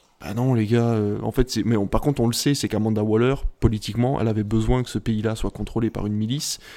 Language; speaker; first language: French; native; French